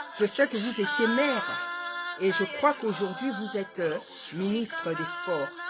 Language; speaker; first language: French; non-native, local second language; Lingala